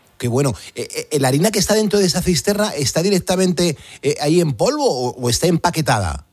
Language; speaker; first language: Spanish; native; Spanish